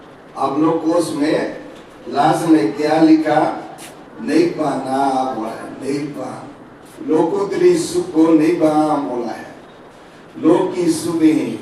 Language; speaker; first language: Hindi; non-native, learner; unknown